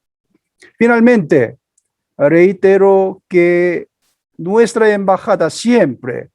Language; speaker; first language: Spanish; non-native, fluent; Korean